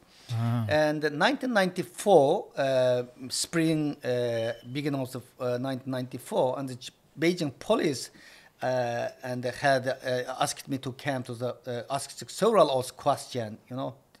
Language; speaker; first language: English; non-native, learner; Chinese